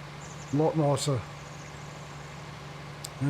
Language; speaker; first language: English; native; English